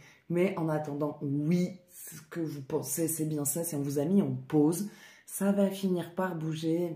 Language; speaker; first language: French; native; French